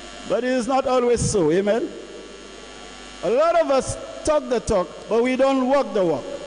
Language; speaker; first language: English; non-native, local second language; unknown